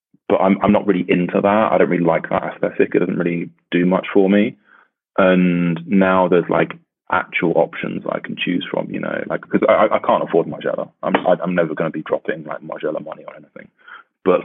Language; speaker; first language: English; native; English